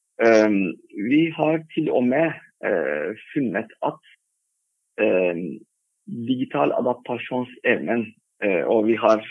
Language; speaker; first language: Norwegian; non-native, fluent; Turkish